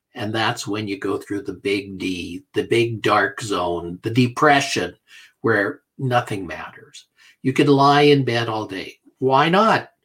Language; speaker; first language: English; native; English